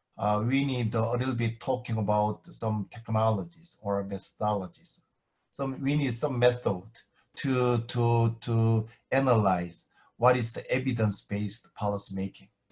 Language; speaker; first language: English; non-native, fluent; Korean